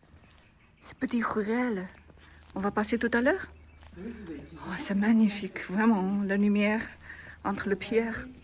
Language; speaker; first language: French; non-native, fluent; Chinese